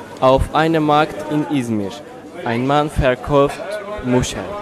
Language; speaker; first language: German; non-native, learner; Turkish